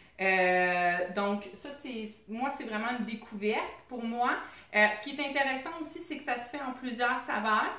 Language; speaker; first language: French; native; French